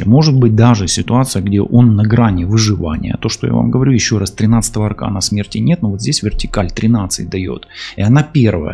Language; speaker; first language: Russian; non-native, local second language; Ukrainian